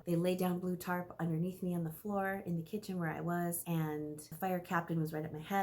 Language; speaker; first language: English; native; English